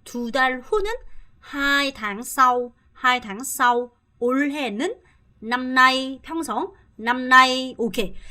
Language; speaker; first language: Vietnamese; non-native, fluent; Korean